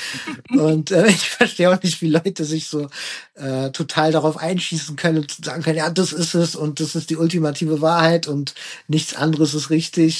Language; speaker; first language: German; early bilingual, other home language; Persian